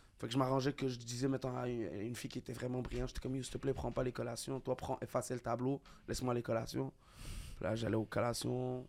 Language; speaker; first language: French; early bilingual, other home language; Arabic